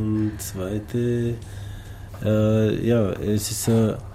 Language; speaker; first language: German; non-native, learner; Tamasheq